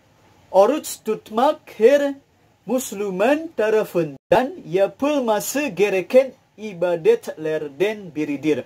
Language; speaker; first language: Turkish; non-native, learner; Indonesian